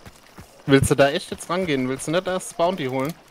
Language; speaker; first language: German; native; German